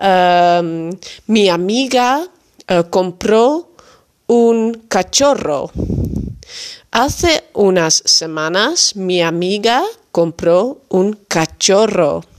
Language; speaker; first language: Spanish; non-native, fluent; Dutch